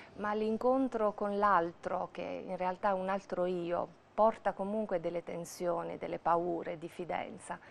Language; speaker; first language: Italian; non-native, fluent; Albanian